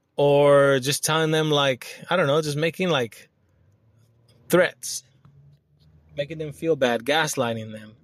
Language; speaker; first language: English; early bilingual, other home language; Spanish